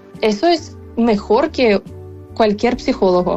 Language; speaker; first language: Spanish; non-native, fluent; Ukrainian